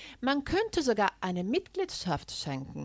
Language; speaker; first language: German; non-native, fluent; Italian